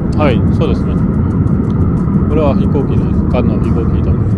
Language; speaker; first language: Japanese; non-native, fluent; French